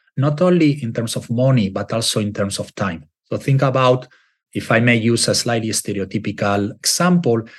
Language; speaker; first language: English; non-native, fluent; Spanish